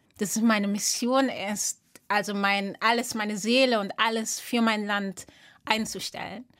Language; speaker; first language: German; early bilingual, other home language; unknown